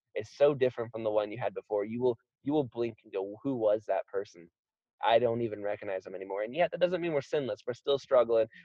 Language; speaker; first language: English; native; English